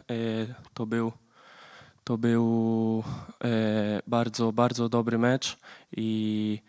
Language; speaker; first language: Polish; early bilingual, heritage; Polish